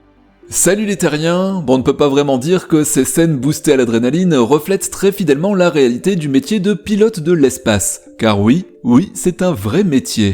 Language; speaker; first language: French; native; French